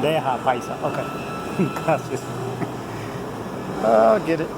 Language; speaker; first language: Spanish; non-native, learner; English